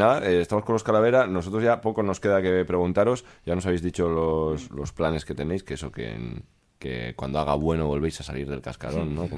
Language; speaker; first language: Spanish; native; Spanish